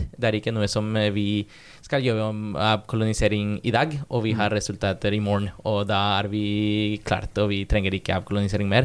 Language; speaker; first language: Norwegian; non-native, fluent; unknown